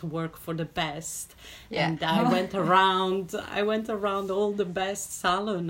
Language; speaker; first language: English; non-native, fluent; Italian